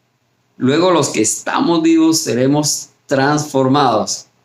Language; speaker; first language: Spanish; native; Spanish